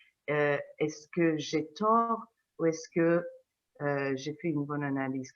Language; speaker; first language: French; non-native, fluent; Turkish